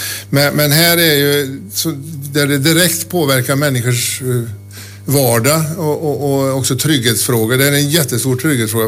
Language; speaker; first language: Swedish; native; Swedish